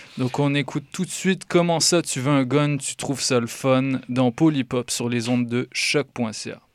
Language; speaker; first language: French; native; French